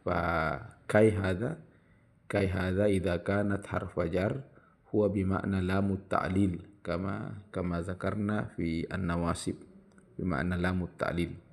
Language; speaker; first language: Arabic; non-native, fluent; Indonesian